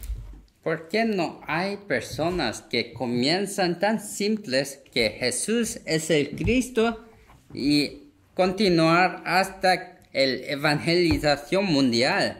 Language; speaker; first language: Spanish; non-native, fluent; Korean